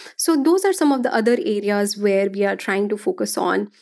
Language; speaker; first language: English; non-native, local second language; Hindi